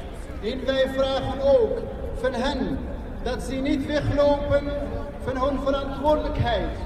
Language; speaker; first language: Dutch; non-native, fluent; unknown